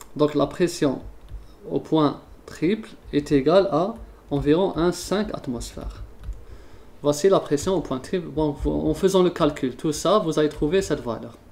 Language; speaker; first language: French; non-native, local second language; Arabic